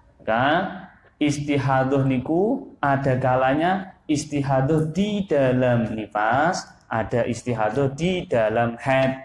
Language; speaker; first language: Indonesian; non-native, local second language; Javanese